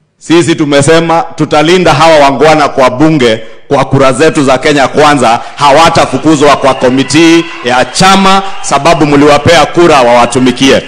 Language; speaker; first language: Swahili; non-native, local second language; Kikuyu